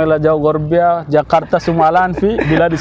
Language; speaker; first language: Arabic; non-native, learner; Indonesian